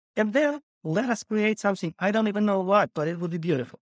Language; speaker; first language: English; non-native, fluent; Ukrainian